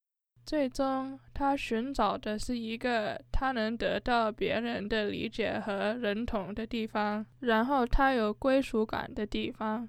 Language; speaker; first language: Chinese; early bilingual, heritage; Chinese